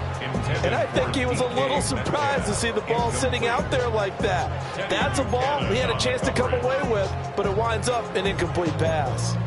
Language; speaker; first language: English; native; English